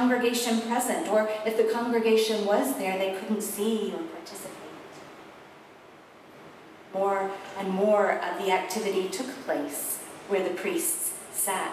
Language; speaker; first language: English; native; English